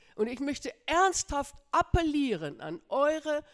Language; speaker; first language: German; non-native, fluent; Dutch